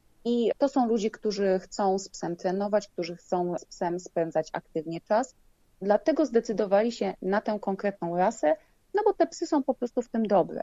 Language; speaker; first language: Polish; native; Polish